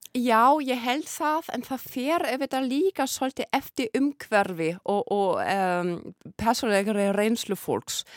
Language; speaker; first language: Icelandic; non-native, fluent; German